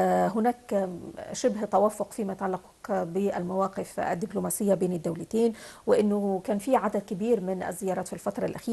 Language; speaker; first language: Arabic; native; Arabic